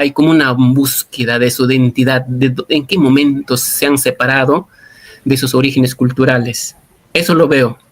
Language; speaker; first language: Spanish; non-native, local second language; Quechua